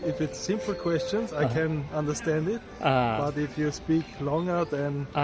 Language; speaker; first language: English; non-native, fluent; German